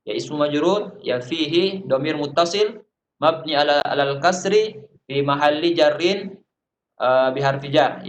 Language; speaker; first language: Arabic; non-native, fluent; Indonesian